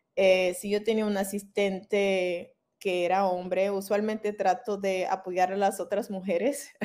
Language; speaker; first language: Spanish; early bilingual, heritage; Spanish